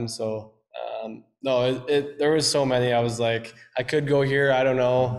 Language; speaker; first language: English; native; English